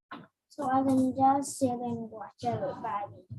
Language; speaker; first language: English; non-native, learner; Vietnamese